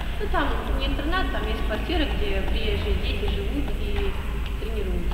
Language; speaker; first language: Russian; early bilingual, heritage; Russian